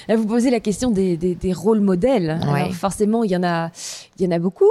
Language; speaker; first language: French; native; French